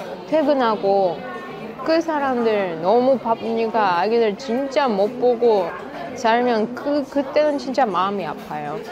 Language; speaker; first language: Korean; non-native, learner; Russian